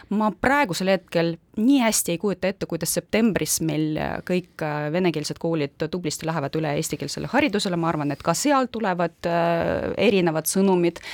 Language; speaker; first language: Estonian; non-native, local second language; Russian